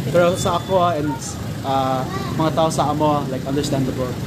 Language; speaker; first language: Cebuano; non-native, learner; English